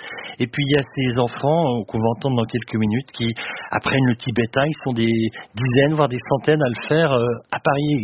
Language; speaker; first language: French; native; French